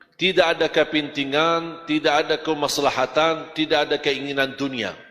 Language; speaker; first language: Malay; non-native, fluent; Arabic